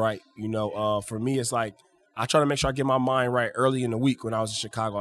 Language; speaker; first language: English; native; English